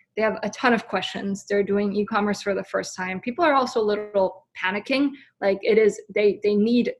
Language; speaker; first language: English; non-native, fluent; German